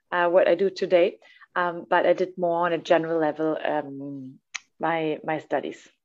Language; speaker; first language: English; non-native, fluent; German